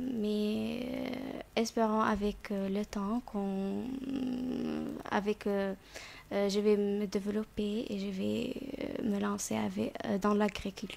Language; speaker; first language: French; non-native, fluent; Arabic